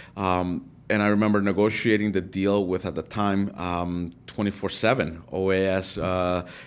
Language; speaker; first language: English; early bilingual, other home language; Spanish